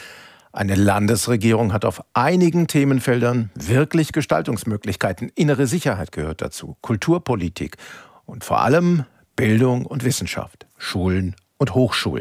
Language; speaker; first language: German; native; German